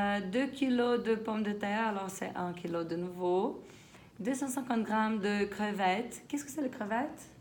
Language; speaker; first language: French; non-native, fluent; Portuguese